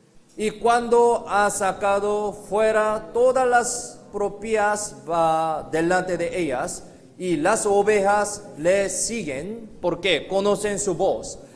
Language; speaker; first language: Spanish; non-native, learner; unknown